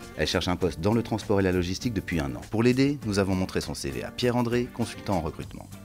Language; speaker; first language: French; native; French